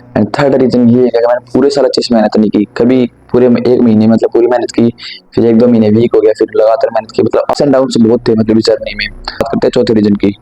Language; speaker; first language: Hindi; native; Hindi